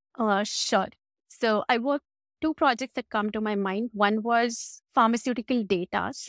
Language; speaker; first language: English; non-native, local second language; Hindi